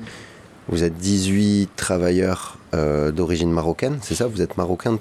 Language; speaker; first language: French; native; French